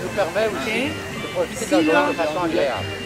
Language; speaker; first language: French; native; French